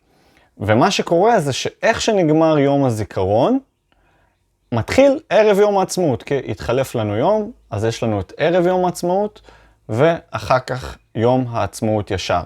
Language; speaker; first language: Hebrew; native; Hebrew